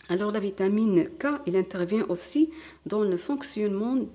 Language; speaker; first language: French; non-native, local second language; Arabic